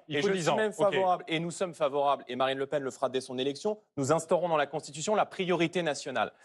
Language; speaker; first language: French; native; French